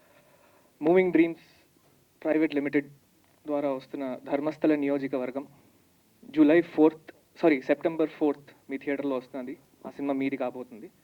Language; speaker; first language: Telugu; native; Telugu